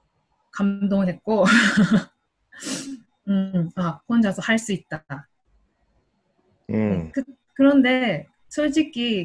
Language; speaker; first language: Korean; non-native, learner; Japanese